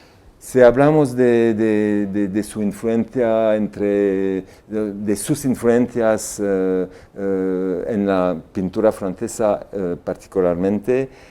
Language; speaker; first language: Spanish; non-native, fluent; French